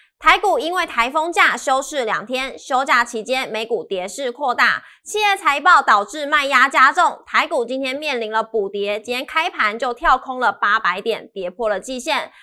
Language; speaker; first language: Chinese; native; Chinese